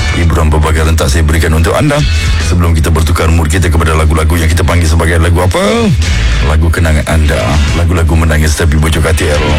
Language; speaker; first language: Malay; native; Malay